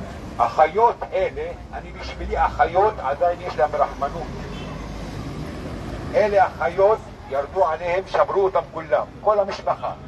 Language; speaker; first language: Hebrew; non-native, local second language; Arabic